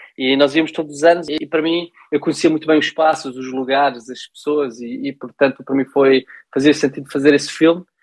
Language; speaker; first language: Portuguese; early bilingual, heritage; Portuguese